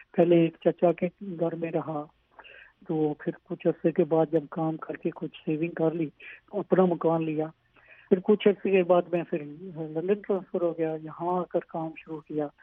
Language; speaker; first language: Urdu; non-native, local second language; Pahari-Potwari